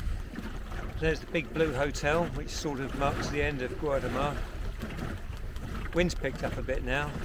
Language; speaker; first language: English; native; English